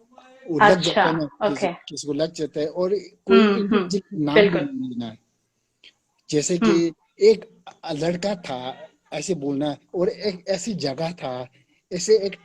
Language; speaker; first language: Hindi; non-native, local second language; Tibetan